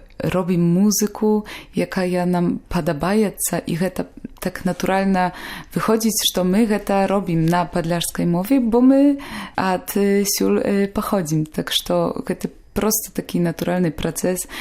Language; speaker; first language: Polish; non-native, local second language; Belarusian